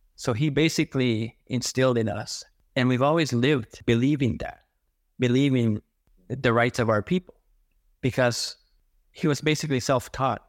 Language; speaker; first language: English; non-native, fluent; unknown